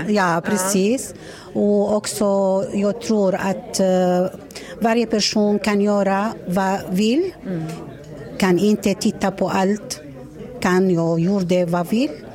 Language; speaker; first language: Swedish; non-native, learner; Arabic